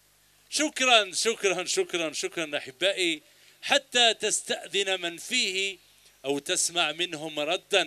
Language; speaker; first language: Arabic; native; Arabic